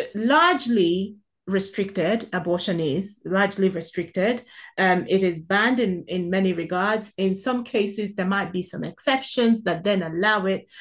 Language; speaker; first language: English; non-native, local second language; Igbo